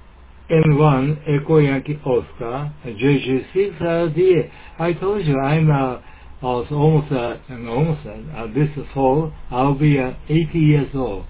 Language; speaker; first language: English; non-native, learner; Japanese